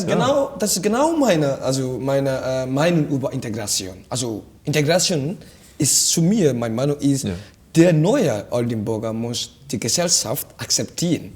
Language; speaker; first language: German; non-native, fluent; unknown